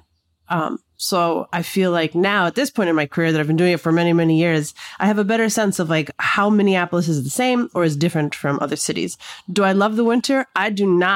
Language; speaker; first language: English; native; English